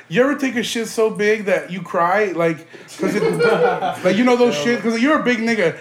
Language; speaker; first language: English; early bilingual, other home language; Spanish